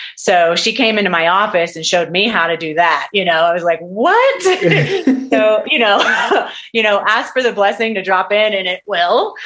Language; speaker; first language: English; native; English